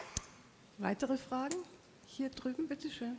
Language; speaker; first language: German; native; German